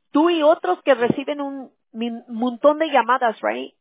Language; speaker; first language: Spanish; early bilingual, heritage; Spanish